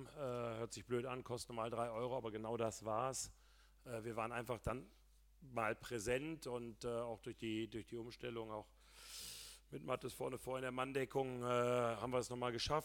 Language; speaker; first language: German; native; German